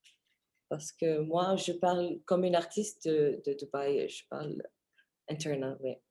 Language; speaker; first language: French; non-native, fluent; Arabic